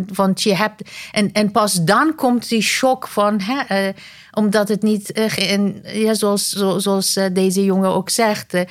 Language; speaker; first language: Dutch; non-native, fluent; Persian